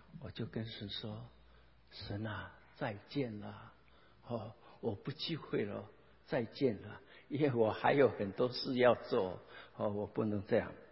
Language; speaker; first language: Chinese; non-native, local second language; Hakka Chinese